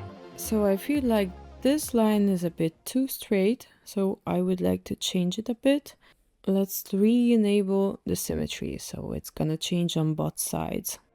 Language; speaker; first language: English; non-native, fluent; Russian